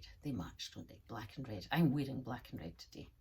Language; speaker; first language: English; native; English